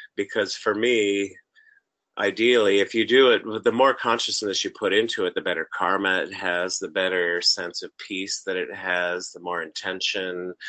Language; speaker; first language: English; native; English